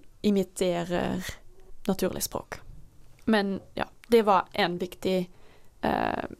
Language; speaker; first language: Norwegian; non-native, fluent; Dutch